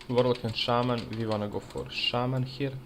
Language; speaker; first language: English; non-native, fluent; Serbian